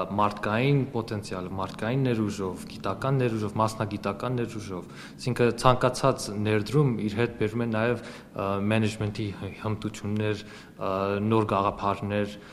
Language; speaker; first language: Armenian; early bilingual, heritage; Armenian